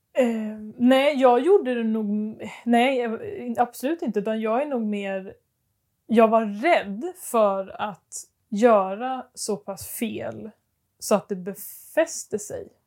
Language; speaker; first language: Swedish; native; Swedish